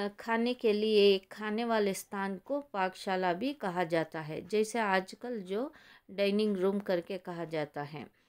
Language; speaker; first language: Hindi; non-native, local second language; Kannada